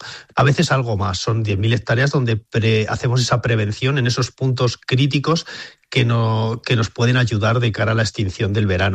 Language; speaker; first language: Spanish; native; Spanish